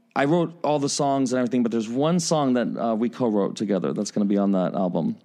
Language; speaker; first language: English; native; English